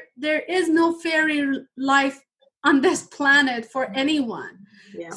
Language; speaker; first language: English; non-native, fluent; Persian